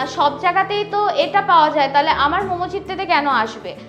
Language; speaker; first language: Bangla; native; Bangla